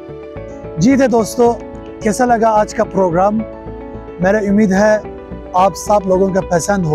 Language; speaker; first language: Hindi; non-native, learner; Turkish